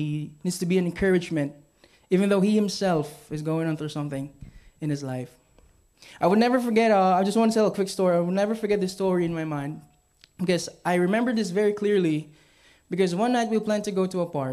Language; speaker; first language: English; non-native, local second language; Filipino